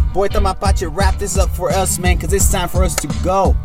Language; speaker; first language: English; early bilingual, other home language; Spanish